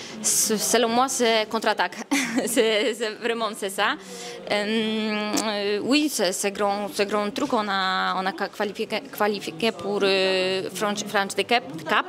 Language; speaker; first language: French; non-native, learner; Polish